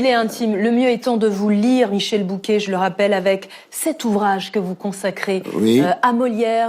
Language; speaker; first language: French; native; French